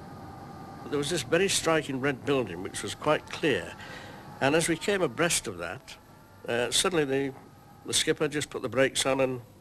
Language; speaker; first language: English; native; English